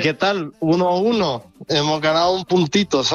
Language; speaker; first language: Spanish; non-native, fluent; Italian